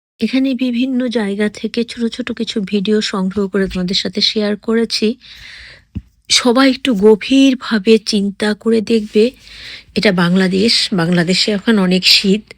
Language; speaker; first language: Bangla; native; Bangla